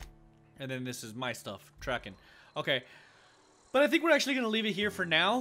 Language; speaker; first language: English; native; English